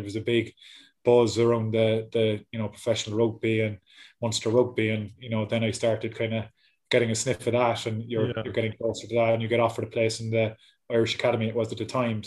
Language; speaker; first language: English; native; English